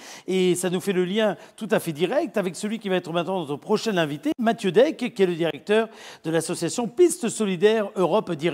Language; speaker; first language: French; native; French